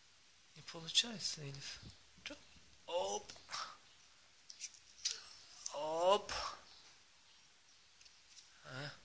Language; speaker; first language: Russian; non-native, learner; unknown